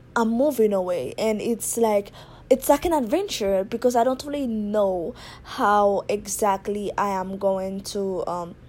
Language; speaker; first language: English; non-native, fluent; Haitian Creole